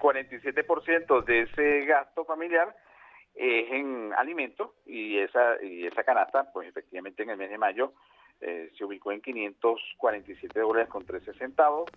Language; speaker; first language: Spanish; native; Spanish